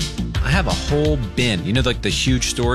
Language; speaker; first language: English; native; English